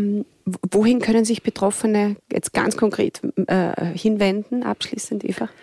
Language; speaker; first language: German; native; German